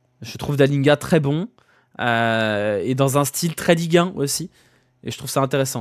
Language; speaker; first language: French; native; French